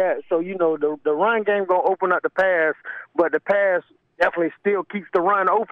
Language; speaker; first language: English; native; English